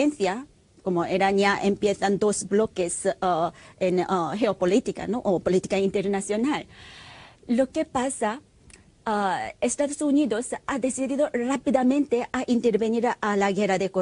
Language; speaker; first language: Spanish; non-native, fluent; Korean